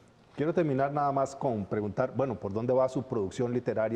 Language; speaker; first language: Spanish; native; Spanish